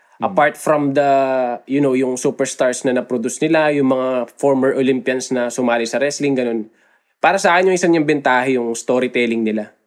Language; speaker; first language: Filipino; native; Filipino